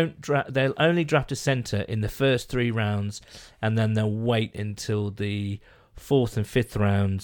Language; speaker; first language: English; native; English